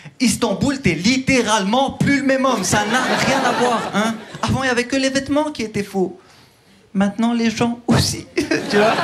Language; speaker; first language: French; early bilingual, other home language; Turkish